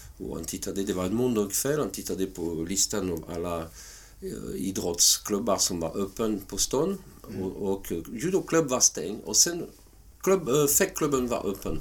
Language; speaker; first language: Swedish; non-native, fluent; French